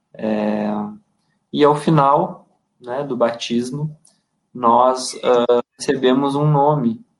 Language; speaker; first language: Portuguese; native; Portuguese